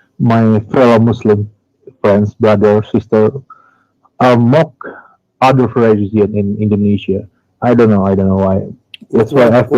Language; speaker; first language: English; non-native, learner; Indonesian